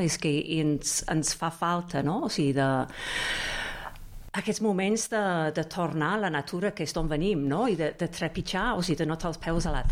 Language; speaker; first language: Catalan; non-native, fluent; English